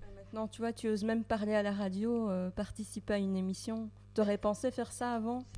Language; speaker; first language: French; native; French